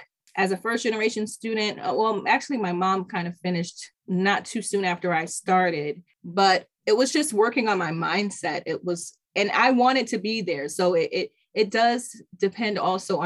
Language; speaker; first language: English; native; English